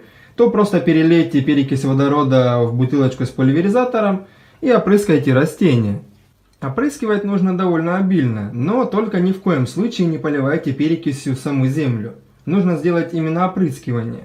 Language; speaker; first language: Russian; native; Russian